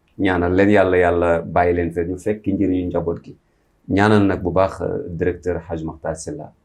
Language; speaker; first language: Wolof; native; Wolof